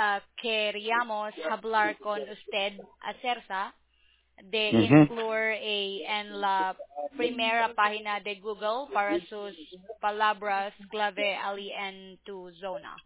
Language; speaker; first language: Spanish; non-native, learner; English